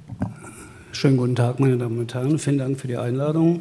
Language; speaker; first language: German; native; German